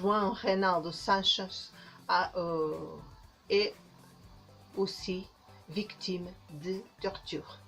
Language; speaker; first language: French; non-native, learner; Portuguese